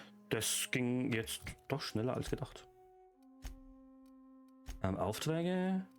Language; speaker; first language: German; native; German